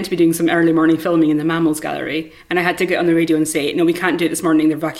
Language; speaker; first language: English; native; English